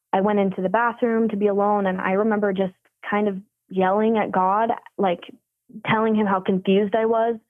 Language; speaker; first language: English; native; English